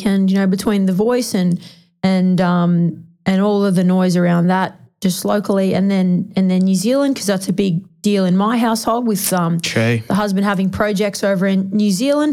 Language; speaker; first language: English; native; English